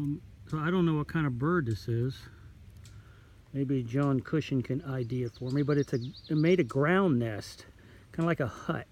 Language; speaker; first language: English; native; English